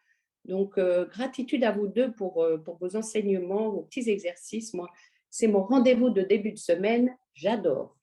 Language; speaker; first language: French; native; French